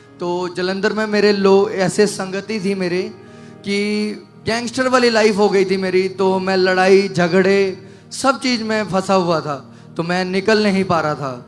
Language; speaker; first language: Hindi; early bilingual, other home language; Nepali